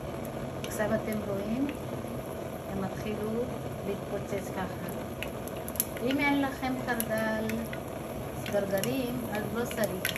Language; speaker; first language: Hebrew; non-native, fluent; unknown